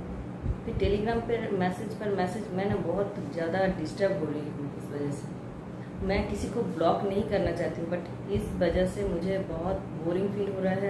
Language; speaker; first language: Hindi; non-native, local second language; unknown